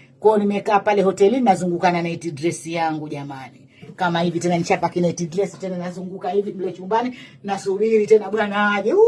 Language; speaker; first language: Swahili; native; Swahili